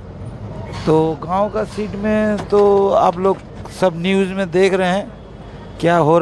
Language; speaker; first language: Hindi; non-native, local second language; Bangla